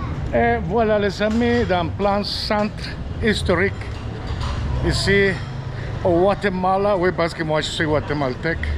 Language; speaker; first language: French; non-native, fluent; Spanish